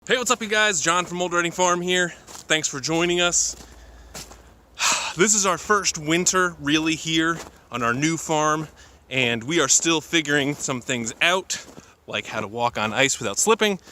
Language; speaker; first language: English; native; English